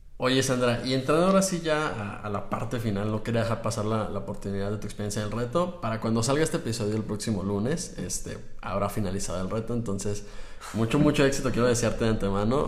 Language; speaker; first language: Spanish; native; Spanish